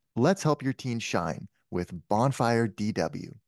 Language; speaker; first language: English; native; English